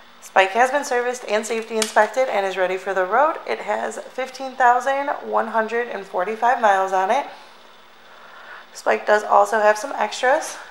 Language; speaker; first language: English; native; English